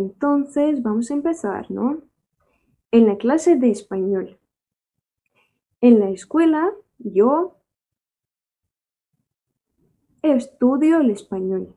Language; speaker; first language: Spanish; non-native, fluent; Russian